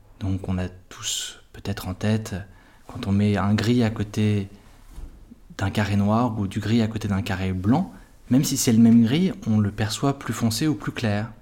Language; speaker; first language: French; native; French